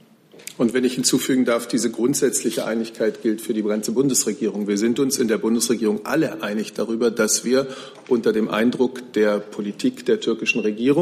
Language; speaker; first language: German; native; German